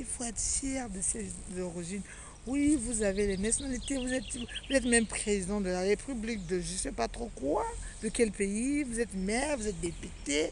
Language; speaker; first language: French; non-native, local second language; Fang